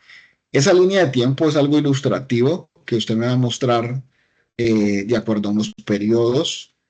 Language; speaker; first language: Spanish; native; Spanish